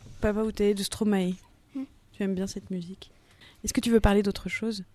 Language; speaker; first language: French; native; French